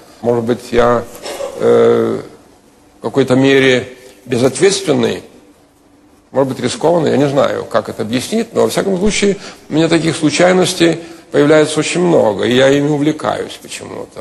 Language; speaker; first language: Russian; non-native, fluent; Lithuanian